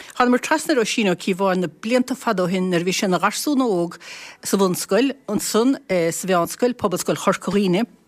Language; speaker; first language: Irish; native; Irish